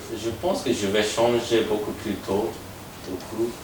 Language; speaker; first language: French; non-native, fluent; Japanese